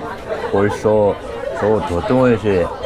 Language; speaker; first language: Japanese; non-native, learner; English